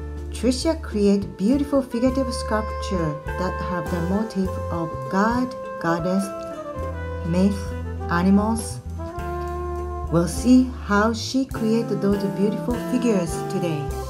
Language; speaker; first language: English; non-native, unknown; Japanese